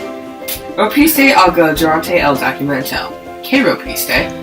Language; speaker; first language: Spanish; non-native, learner; English